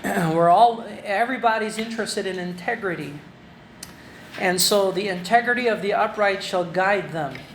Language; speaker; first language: English; non-native, local second language; Filipino